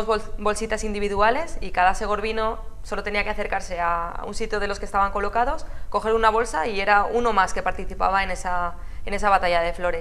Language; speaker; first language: Spanish; native; Spanish